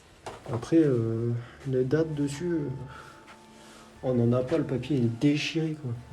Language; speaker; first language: French; native; French